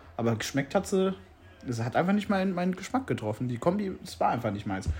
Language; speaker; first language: German; native; German